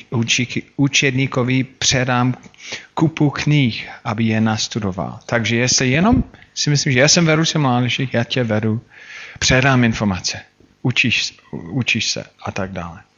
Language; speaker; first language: Czech; non-native, fluent; English